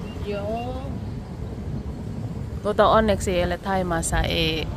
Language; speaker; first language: Finnish; non-native, learner; Thai